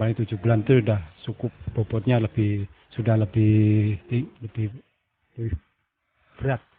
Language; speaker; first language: Indonesian; non-native, local second language; Javanese